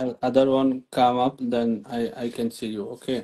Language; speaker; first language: English; non-native, learner; Bangla